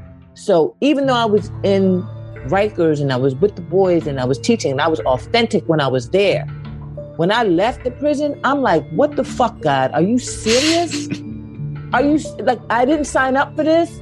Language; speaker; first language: English; native; English